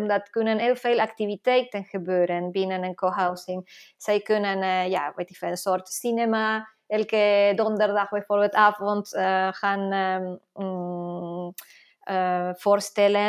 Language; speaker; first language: Dutch; non-native, fluent; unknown